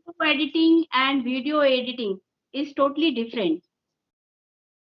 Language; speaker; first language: English; non-native, local second language; Hindi